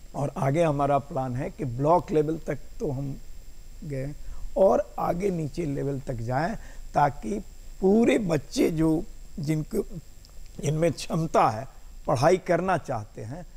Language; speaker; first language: Hindi; native; Hindi